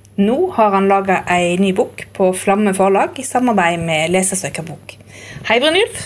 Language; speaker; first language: Norwegian; native; Norwegian